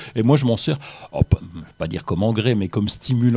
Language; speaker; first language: French; native; French